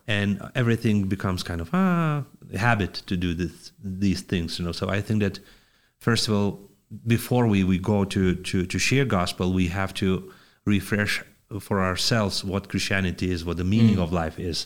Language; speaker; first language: English; non-native, fluent; Lithuanian